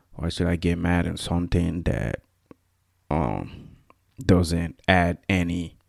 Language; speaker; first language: English; non-native, fluent; Spanish